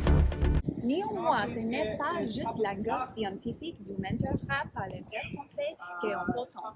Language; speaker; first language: French; non-native, learner; English